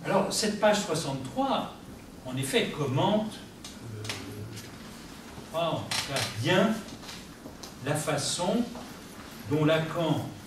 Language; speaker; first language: French; native; French